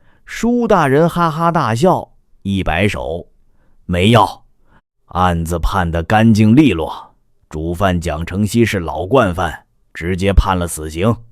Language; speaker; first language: Chinese; native; Chinese